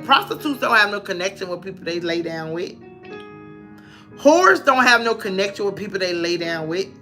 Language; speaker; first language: English; native; English